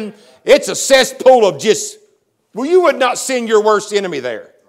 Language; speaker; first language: English; native; English